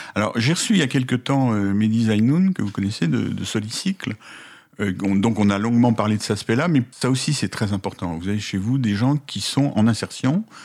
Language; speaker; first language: French; native; French